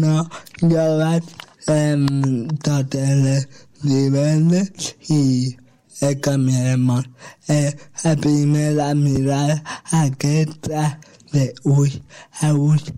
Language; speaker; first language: Catalan; non-native, local second language; Spanish